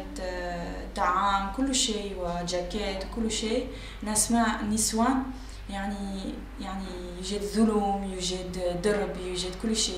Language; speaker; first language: Arabic; non-native, learner; French